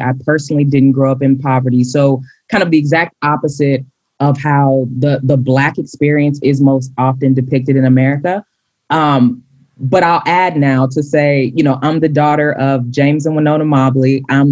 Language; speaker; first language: English; native; English